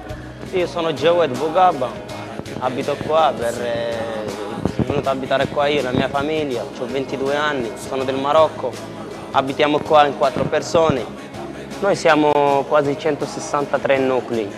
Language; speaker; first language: Italian; non-native, fluent; Arabic